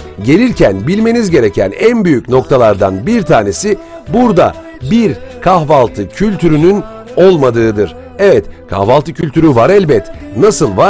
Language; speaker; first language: Turkish; native; Turkish